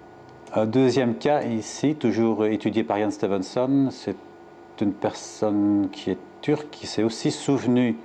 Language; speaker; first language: French; native; French